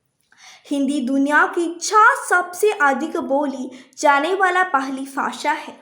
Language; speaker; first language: Hindi; non-native, local second language; Malayalam